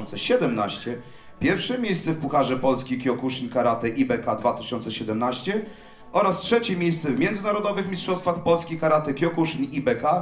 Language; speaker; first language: Polish; native; Polish